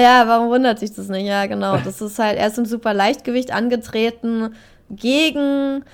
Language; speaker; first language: German; native; German